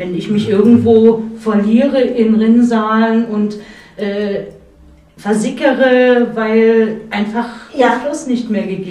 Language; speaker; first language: German; native; German